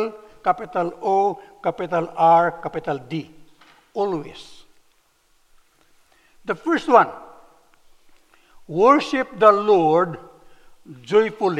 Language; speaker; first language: English; non-native, local second language; Cebuano